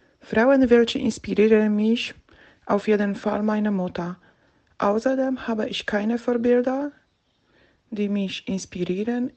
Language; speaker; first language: German; non-native, fluent; Polish